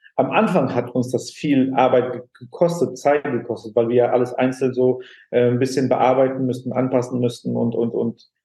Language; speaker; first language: German; non-native, fluent; Aramaic